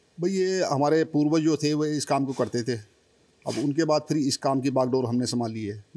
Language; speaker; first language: Hindi; native; Hindi